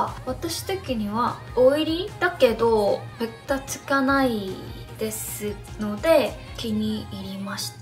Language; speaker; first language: Japanese; non-native, fluent; Korean